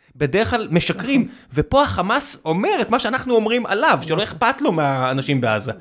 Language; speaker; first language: Hebrew; native; Hebrew